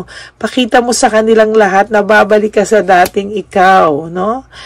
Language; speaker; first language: Filipino; native; Filipino